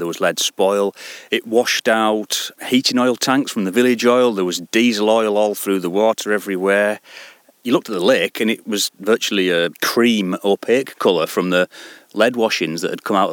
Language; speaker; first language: English; native; English